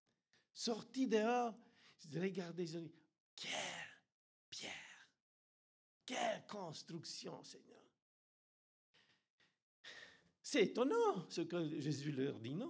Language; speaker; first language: French; non-native, fluent; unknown